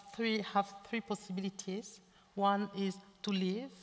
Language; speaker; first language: English; non-native, local second language; French